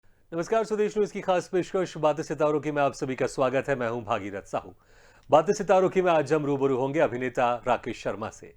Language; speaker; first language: Hindi; native; Hindi